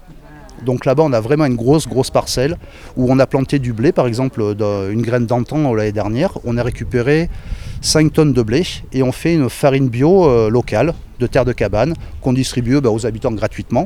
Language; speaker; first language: French; native; French